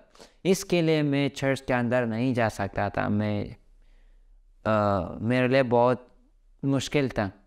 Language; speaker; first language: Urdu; early bilingual, other home language; Pashto